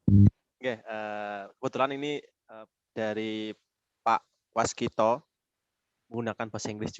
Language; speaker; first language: Indonesian; native; Indonesian